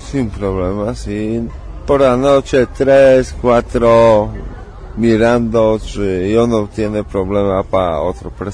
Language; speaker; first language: Spanish; non-native, learner; Polish